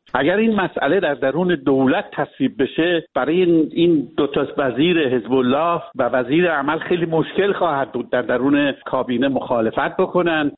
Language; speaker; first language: Persian; native; Persian